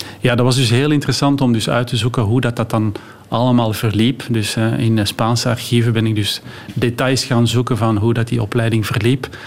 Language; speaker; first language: Dutch; native; Dutch